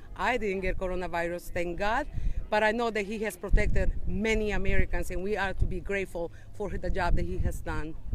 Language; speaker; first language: English; non-native, fluent; Spanish